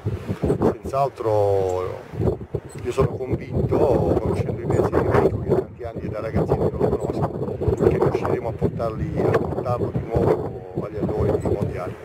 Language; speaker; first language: Italian; native; Italian